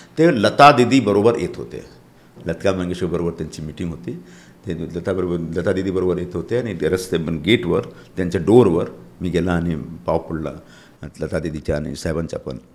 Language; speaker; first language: Marathi; non-native, local second language; Hindi